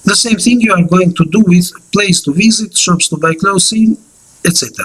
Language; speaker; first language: English; non-native, fluent; Albanian